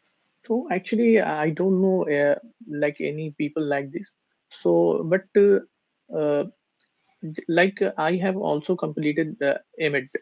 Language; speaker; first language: English; non-native, learner; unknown